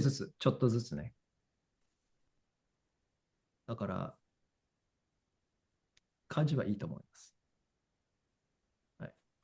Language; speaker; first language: Japanese; non-native, fluent; English